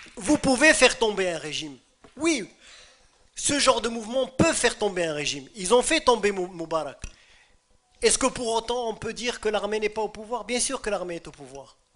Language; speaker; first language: French; non-native, local second language; Arabic